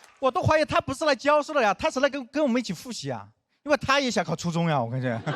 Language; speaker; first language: Chinese; non-native, local second language; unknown